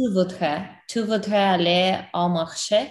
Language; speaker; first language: French; non-native, learner; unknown